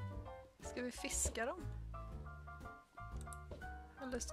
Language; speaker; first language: Swedish; native; Swedish